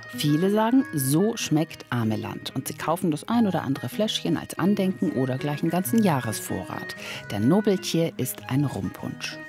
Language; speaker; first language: German; native; German